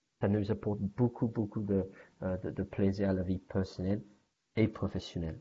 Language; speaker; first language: French; non-native, fluent; English